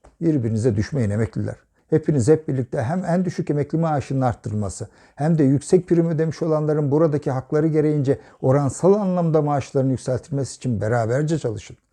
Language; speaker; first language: Turkish; native; Turkish